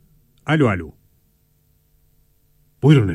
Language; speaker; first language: Turkish; native; Turkish